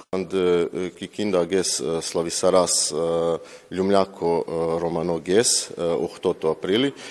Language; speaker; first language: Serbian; non-native, local second language; Romany